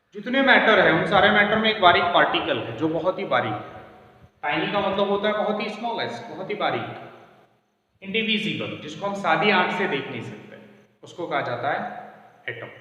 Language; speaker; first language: Hindi; non-native, local second language; Marathi